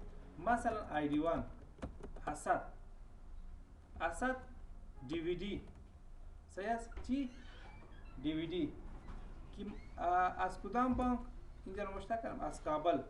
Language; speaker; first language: Persian; non-native, local second language; Pashto